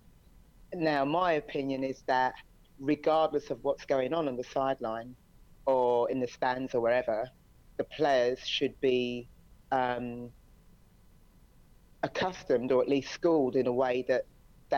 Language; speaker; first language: English; native; English